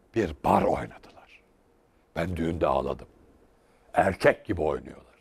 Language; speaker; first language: Turkish; native; Turkish